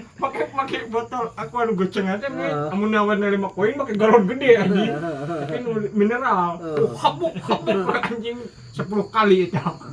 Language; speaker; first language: Indonesian; non-native, local second language; Sundanese